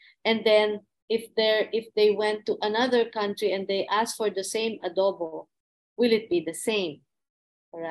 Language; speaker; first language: English; non-native, local second language; Filipino